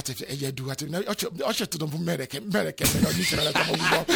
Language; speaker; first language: Hungarian; non-native, fluent; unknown